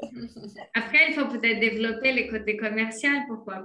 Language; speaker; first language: French; non-native, fluent; Portuguese